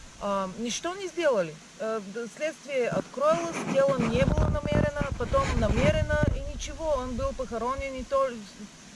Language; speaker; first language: Russian; non-native, learner; Bulgarian